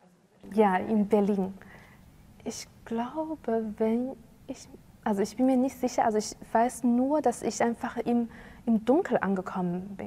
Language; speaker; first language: German; non-native, fluent; Chinese